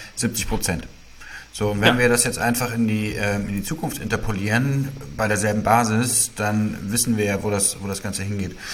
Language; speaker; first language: German; native; German